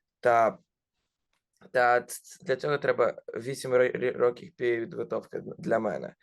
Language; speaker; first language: Ukrainian; non-native, local second language; Russian